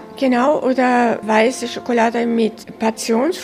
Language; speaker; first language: German; early bilingual, heritage; German